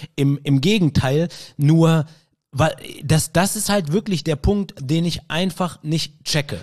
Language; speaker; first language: German; early bilingual, other home language; Arabic